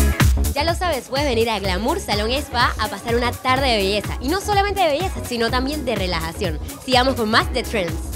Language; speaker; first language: Spanish; native; Spanish